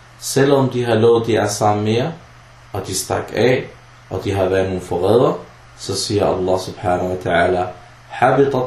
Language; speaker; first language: Danish; early bilingual, other home language; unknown